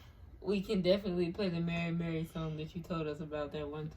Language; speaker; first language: English; native; English